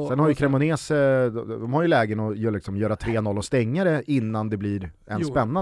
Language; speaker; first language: Swedish; native; Swedish